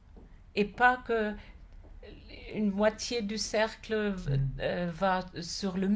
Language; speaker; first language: French; non-native, fluent; German